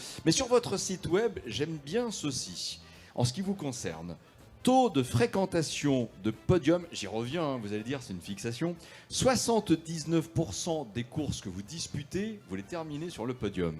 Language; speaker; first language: French; native; French